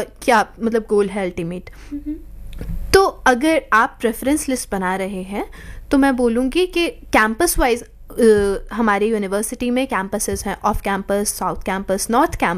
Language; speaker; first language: Hindi; native; Hindi